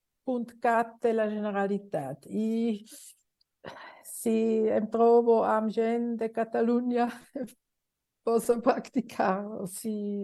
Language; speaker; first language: Catalan; non-native, learner; Swiss German